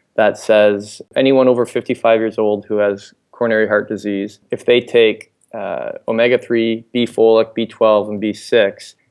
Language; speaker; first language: English; native; English